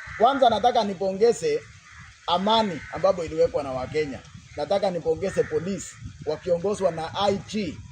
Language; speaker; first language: Swahili; non-native, local second language; Kalenjin